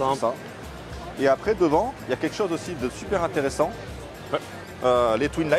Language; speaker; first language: French; native; French